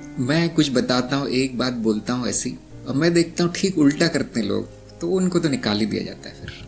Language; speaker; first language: Hindi; native; Hindi